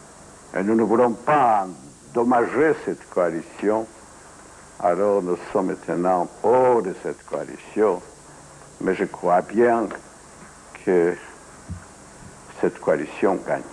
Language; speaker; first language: French; non-native, fluent; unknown